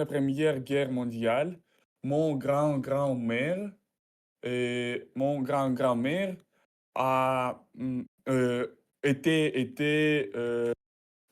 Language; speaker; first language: French; non-native, learner; Russian